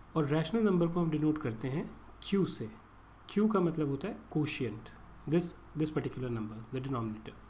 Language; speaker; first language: Hindi; native; Hindi